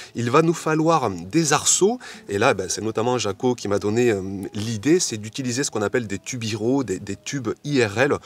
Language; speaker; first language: French; native; French